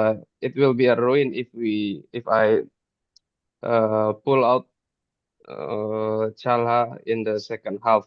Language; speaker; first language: English; non-native, fluent; Indonesian